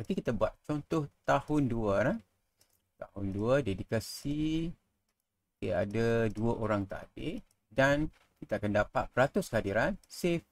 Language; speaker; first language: Malay; native; Malay